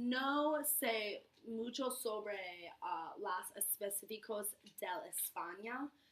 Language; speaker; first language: Spanish; non-native, learner; English